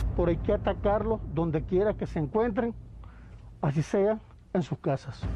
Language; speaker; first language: Spanish; native; Spanish